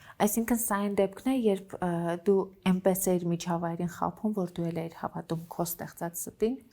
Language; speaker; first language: Armenian; native; Armenian